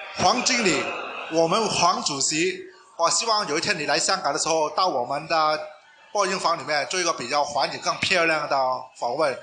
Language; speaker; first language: Chinese; non-native, local second language; Cantonese